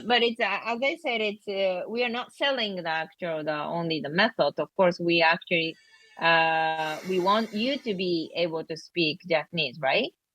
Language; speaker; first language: English; non-native, learner; Japanese